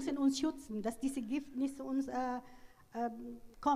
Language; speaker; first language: German; non-native, fluent; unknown